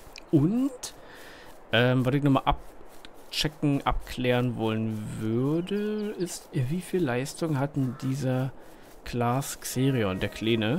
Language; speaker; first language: German; native; German